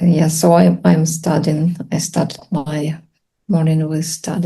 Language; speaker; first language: English; non-native, learner; Russian